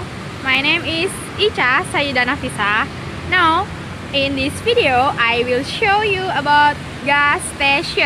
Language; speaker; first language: English; non-native, learner; Indonesian